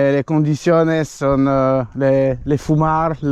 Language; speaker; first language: Spanish; non-native, learner; French